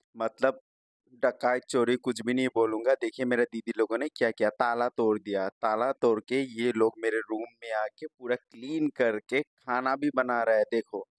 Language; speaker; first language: Hindi; non-native, local second language; Bangla